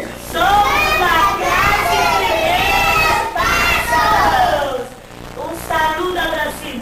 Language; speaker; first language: Portuguese; non-native, learner; Spanish